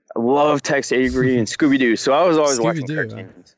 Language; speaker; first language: English; native; English